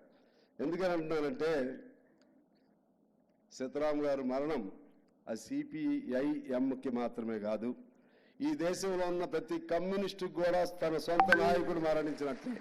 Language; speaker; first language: Telugu; native; Telugu